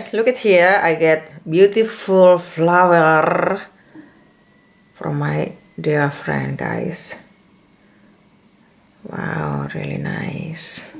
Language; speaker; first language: English; non-native, learner; Indonesian